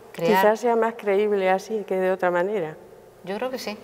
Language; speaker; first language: Spanish; native; Spanish